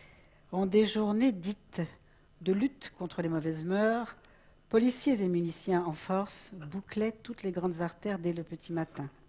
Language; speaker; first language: French; native; French